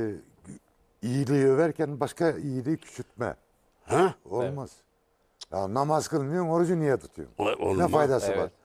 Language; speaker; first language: Turkish; native; Turkish